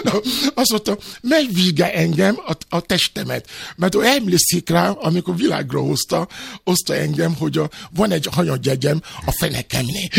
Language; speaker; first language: Hungarian; non-native, fluent; Yoruba